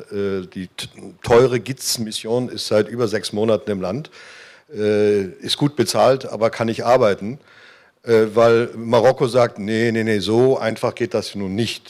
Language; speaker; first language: German; native; German